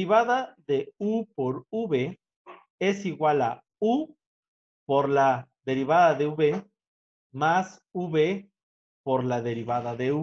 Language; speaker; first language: Spanish; native; Spanish